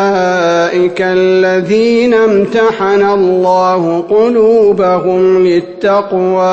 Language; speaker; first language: Arabic; native; Arabic